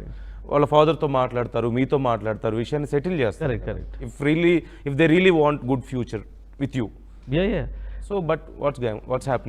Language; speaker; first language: Telugu; native; Telugu